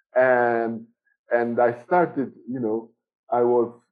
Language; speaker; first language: English; non-native, fluent; Maltese